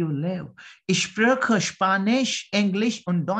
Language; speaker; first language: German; non-native, learner; Hindi